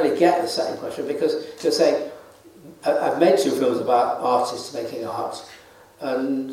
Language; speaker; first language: English; native; English